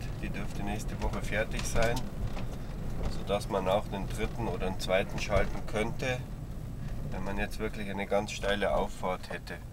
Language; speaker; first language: German; native; German